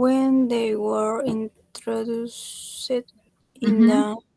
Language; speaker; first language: English; non-native, learner; Spanish